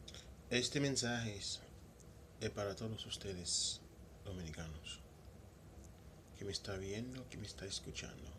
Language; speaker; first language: Spanish; non-native, local second language; Haitian Creole